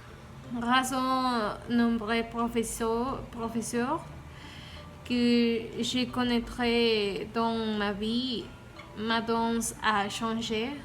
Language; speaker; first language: French; non-native, learner; Spanish